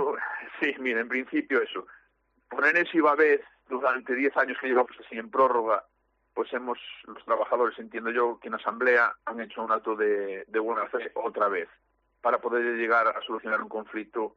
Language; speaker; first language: Spanish; native; Spanish